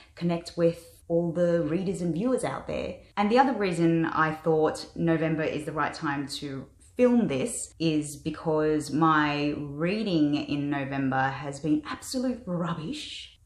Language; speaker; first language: English; native; English